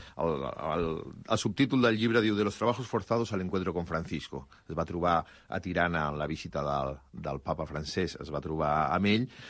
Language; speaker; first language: Catalan; native; Catalan